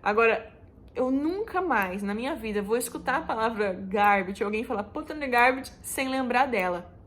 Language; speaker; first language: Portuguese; native; Portuguese